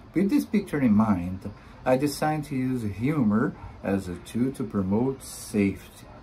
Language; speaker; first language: English; non-native, fluent; Portuguese